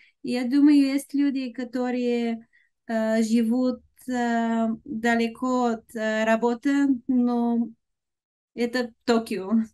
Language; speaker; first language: Russian; non-native, learner; Bulgarian